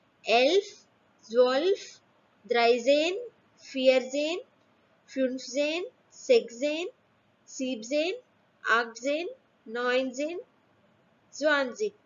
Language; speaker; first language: German; non-native, fluent; Hindi